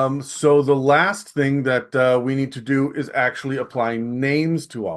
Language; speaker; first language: English; native; English